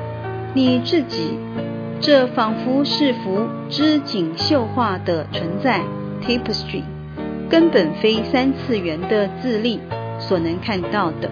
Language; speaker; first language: Chinese; native; Chinese